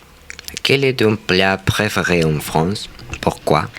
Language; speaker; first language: French; non-native, learner; Spanish